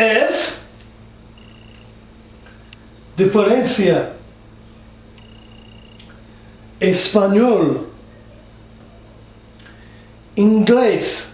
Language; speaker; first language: Spanish; non-native, learner; English